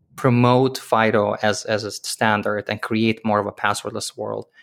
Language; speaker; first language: English; early bilingual, other home language; Russian